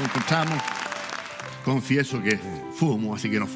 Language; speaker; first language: Spanish; native; Spanish